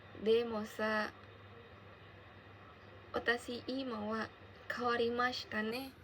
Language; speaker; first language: Japanese; non-native, learner; Indonesian